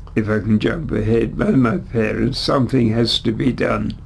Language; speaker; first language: English; early bilingual, other home language; German